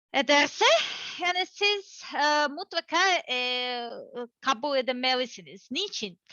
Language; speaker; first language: Turkish; non-native, learner; Serbian